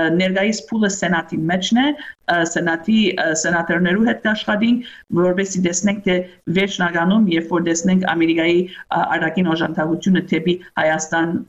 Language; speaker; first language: Armenian; early bilingual, heritage; Armenian